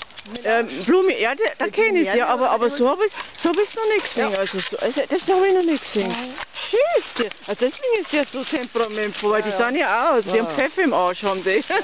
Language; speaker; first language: German; native; German